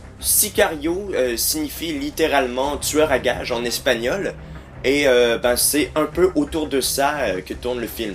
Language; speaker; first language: French; native; French